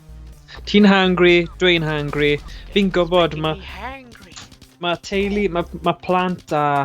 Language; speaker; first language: Welsh; native; Welsh